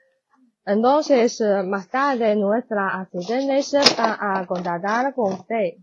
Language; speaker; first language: Spanish; non-native, learner; Chinese